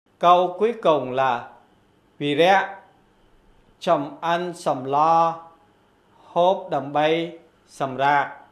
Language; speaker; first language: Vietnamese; non-native, local second language; Khmer